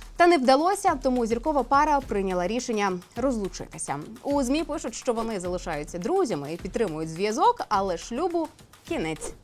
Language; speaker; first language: Ukrainian; native; Ukrainian